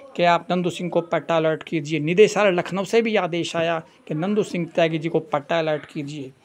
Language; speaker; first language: Hindi; native; Hindi